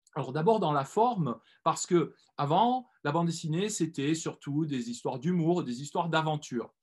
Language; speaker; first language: French; native; French